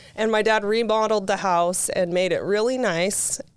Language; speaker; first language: English; native; English